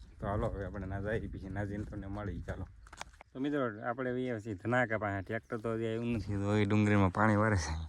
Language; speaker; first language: Gujarati; native; Gujarati